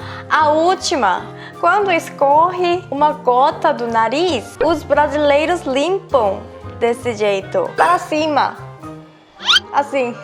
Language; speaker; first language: Portuguese; non-native, fluent; Korean